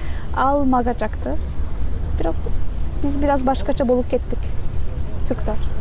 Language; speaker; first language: Kyrgyz; non-native, fluent; Turkish